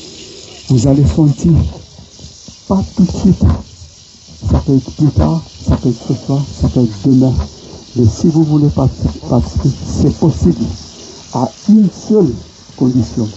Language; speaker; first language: French; non-native, local second language; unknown